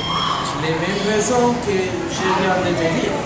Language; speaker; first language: French; non-native, fluent; Spanish